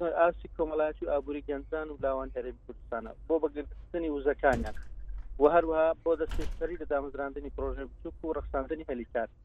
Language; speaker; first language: Central Kurdish; non-native, local second language; Kurdish